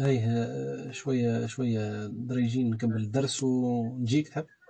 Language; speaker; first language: Arabic; native; Arabic